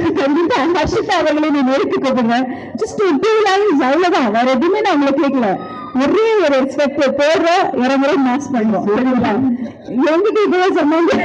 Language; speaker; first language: Tamil; native; Tamil